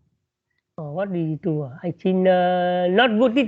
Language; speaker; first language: English; non-native, learner; Vietnamese